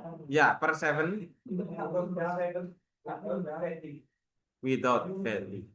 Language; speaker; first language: English; non-native, learner; Indonesian